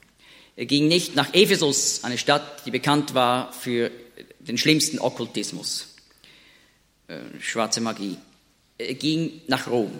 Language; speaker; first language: German; native; German